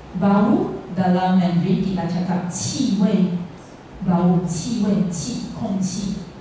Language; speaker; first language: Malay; non-native, local second language; Chinese